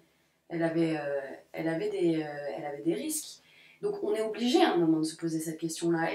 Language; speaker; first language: French; native; French